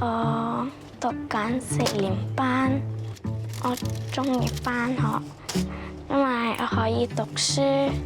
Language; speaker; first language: Cantonese; early bilingual, other home language; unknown